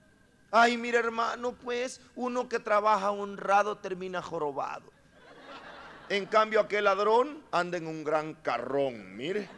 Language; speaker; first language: Spanish; native; Spanish